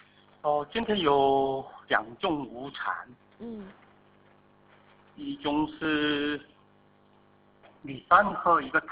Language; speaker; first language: Chinese; non-native, fluent; Korean